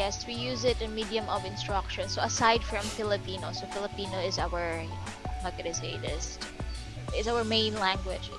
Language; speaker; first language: English; non-native, local second language; Filipino